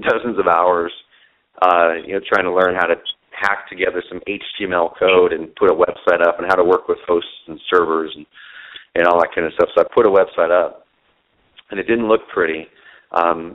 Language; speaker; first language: English; native; English